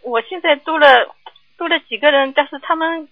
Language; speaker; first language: Chinese; native; Chinese